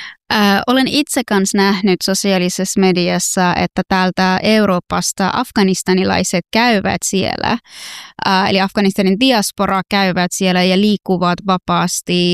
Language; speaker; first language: Finnish; non-native, fluent; Persian